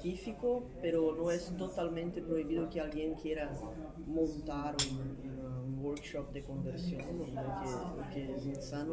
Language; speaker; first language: Spanish; non-native, fluent; Portuguese